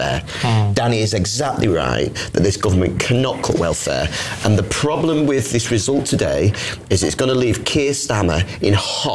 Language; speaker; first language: English; native; English